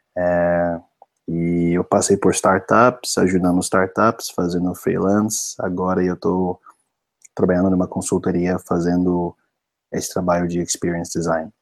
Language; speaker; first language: Portuguese; non-native, fluent; English